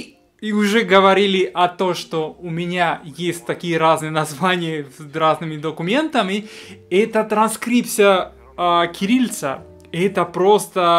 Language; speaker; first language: Russian; non-native, fluent; Spanish